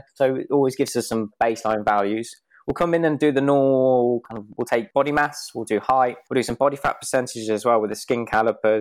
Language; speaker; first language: English; native; English